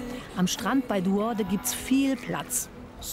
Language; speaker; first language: German; native; German